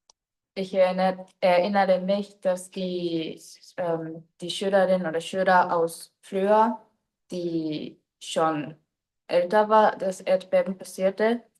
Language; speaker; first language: German; non-native, fluent; Japanese